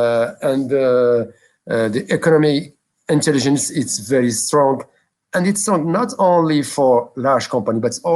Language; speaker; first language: English; non-native, local second language; French